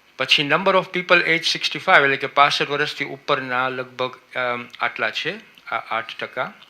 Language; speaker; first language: Gujarati; early bilingual, heritage; Gujarati